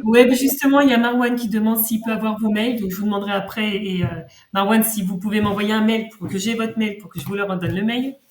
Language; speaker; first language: French; native; French